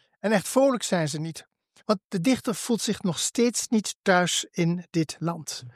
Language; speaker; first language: Dutch; native; Dutch